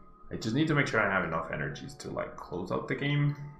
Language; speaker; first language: English; non-native, fluent; Spanish